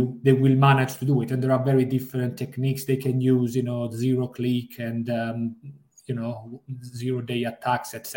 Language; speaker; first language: English; non-native, fluent; Italian